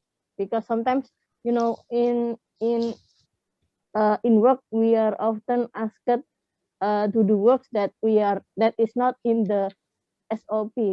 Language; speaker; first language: English; non-native, fluent; Indonesian